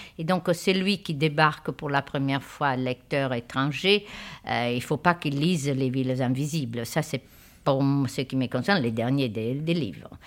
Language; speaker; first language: French; non-native, fluent; Italian